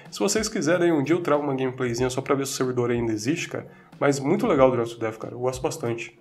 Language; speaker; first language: Portuguese; native; Portuguese